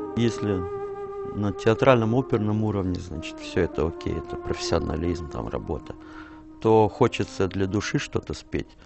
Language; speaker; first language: Russian; native; Russian